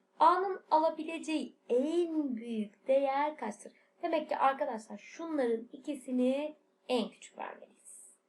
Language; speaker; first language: Turkish; native; Turkish